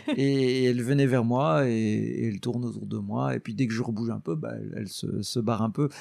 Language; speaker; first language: French; native; French